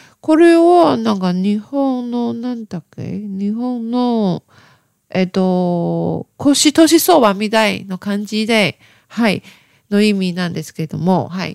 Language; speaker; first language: Japanese; non-native, learner; Chinese